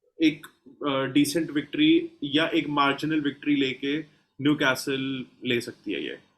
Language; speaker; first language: Hindi; native; Hindi